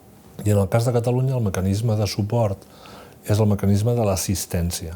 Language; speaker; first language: Catalan; native; Catalan